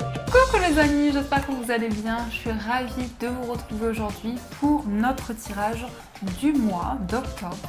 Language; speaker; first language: French; native; French